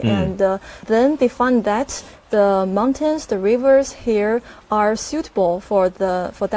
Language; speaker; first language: English; non-native, fluent; Chinese